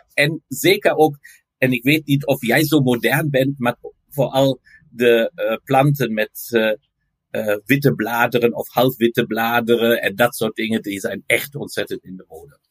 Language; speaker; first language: Dutch; non-native, fluent; German